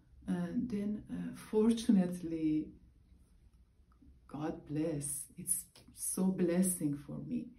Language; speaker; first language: English; non-native, learner; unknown